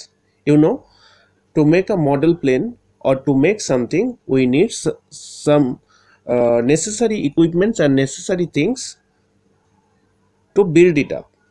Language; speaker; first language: English; non-native, local second language; Bangla